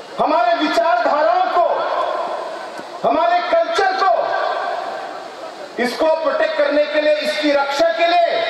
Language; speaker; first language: Hindi; non-native, local second language; Kok Borok